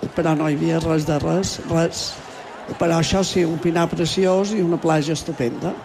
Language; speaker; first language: Catalan; native; Catalan